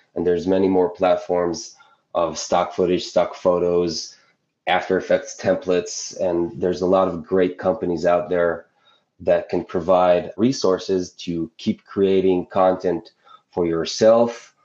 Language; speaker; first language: English; non-native, fluent; Hebrew